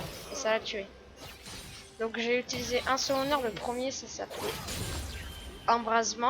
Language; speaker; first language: French; native; French